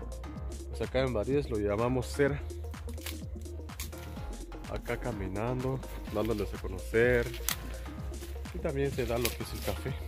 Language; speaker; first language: Spanish; native; Spanish